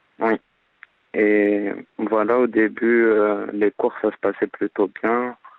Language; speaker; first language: French; non-native, local second language; Arabic